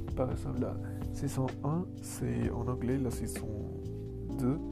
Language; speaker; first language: French; non-native, learner; Spanish